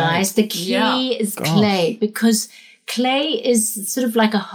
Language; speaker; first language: English; native; English